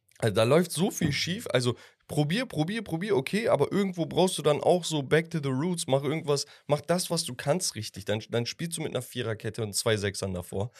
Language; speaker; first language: German; early bilingual, other home language; Turkish